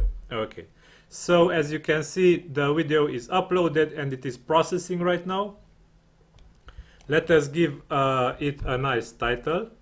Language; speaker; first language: English; non-native, fluent; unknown